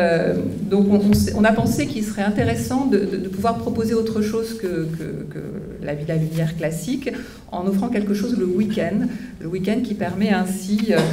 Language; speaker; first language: French; native; French